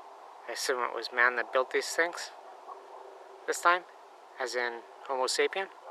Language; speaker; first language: English; native; English